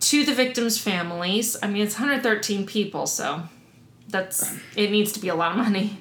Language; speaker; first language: English; native; English